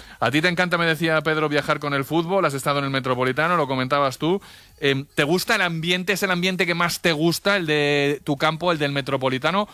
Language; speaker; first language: Spanish; native; Spanish